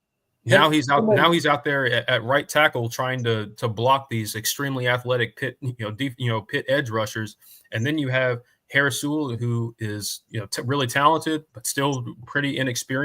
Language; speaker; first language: English; native; English